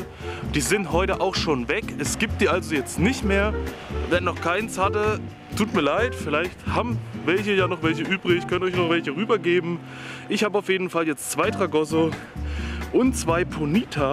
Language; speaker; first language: German; native; German